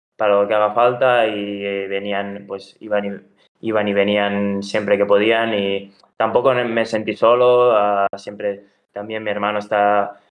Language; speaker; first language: Spanish; native; Spanish